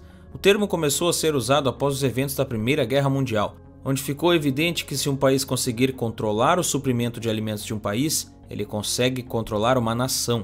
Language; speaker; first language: Portuguese; native; Portuguese